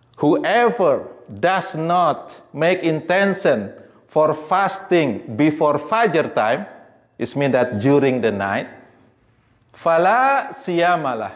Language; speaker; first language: English; non-native, fluent; Indonesian